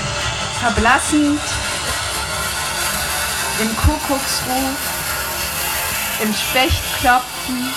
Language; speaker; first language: German; native; German